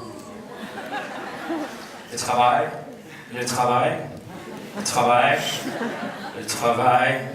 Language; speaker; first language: French; non-native, fluent; English